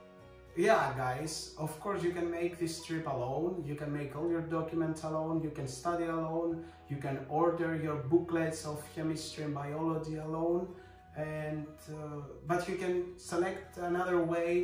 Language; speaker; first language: English; non-native, fluent; Greek